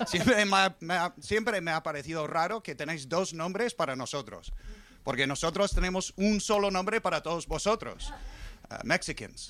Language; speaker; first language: Spanish; non-native, fluent; English